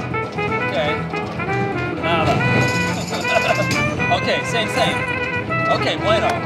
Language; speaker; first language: Spanish; non-native, learner; English